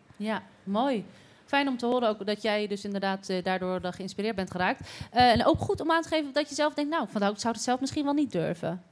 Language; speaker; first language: Dutch; native; Dutch